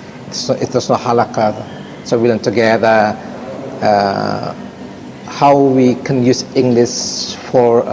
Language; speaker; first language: English; non-native, fluent; Indonesian